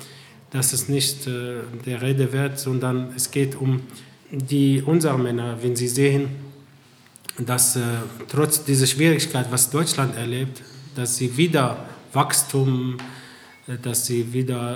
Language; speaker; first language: German; non-native, fluent; Arabic